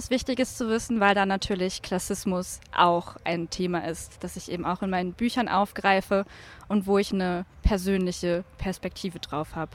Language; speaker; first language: German; native; German